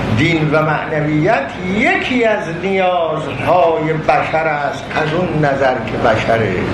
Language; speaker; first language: Persian; non-native, local second language; Azerbaijani